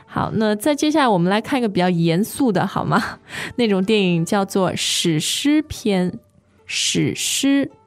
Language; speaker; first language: Chinese; native; Chinese